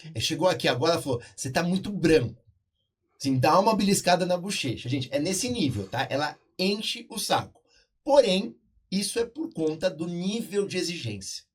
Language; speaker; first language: Portuguese; native; Portuguese